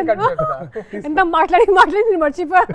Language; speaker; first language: Telugu; non-native, fluent; Hindi